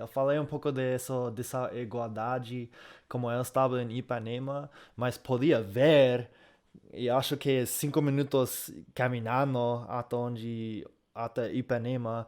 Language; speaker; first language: Portuguese; non-native, fluent; English